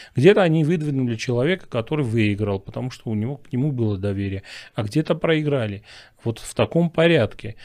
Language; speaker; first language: Russian; non-native, local second language; Armenian